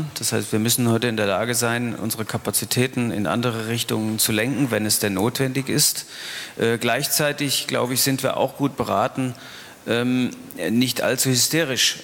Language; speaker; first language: German; native; German